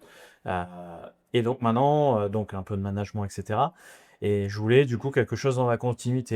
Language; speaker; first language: French; native; French